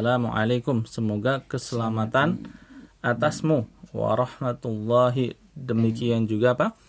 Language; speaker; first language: Indonesian; native; Indonesian